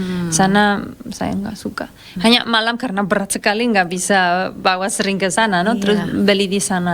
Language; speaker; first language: Indonesian; non-native, fluent; Spanish